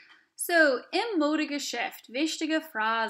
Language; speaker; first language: German; non-native, fluent; English